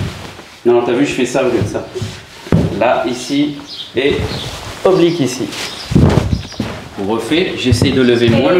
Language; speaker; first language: French; native; French